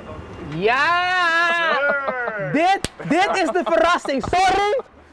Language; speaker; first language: Dutch; early bilingual, other home language; Papiamento